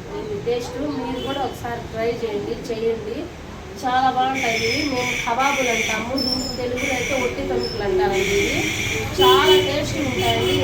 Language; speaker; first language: Telugu; non-native, local second language; Urdu